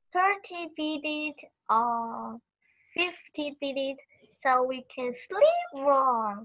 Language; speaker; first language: English; non-native, learner; Vietnamese